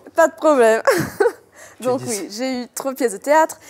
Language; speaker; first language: French; native; French